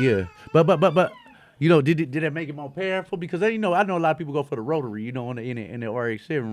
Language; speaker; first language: English; native; English